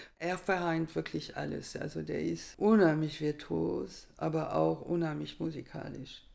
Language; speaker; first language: German; non-native, fluent; French